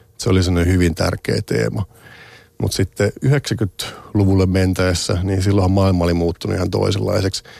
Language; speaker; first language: Finnish; native; Finnish